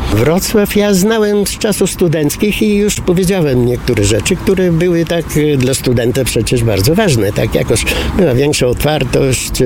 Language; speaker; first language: Polish; non-native, fluent; Bulgarian